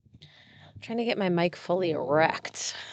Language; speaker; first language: English; native; English